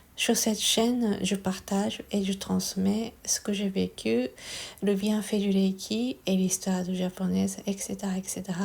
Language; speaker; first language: French; non-native, fluent; Japanese